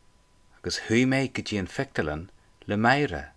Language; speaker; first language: Irish; non-native, local second language; English